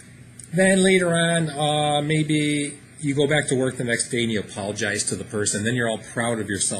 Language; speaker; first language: English; native; English